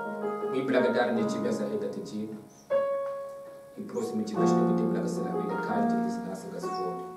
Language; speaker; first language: Russian; non-native, fluent; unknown